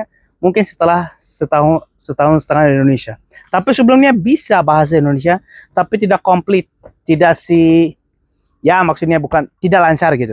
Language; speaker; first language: Indonesian; non-native, fluent; Arabic